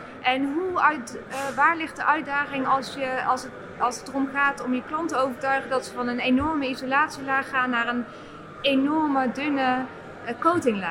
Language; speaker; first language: Dutch; native; Dutch